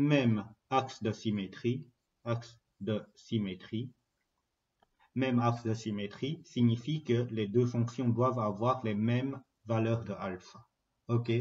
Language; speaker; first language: French; non-native, fluent; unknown